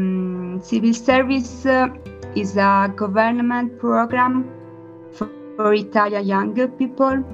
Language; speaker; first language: English; non-native, learner; Italian